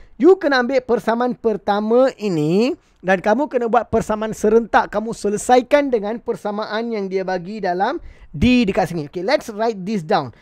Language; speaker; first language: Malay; non-native, local second language; Tamil